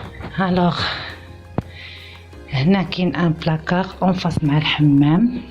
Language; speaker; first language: Arabic; native; Arabic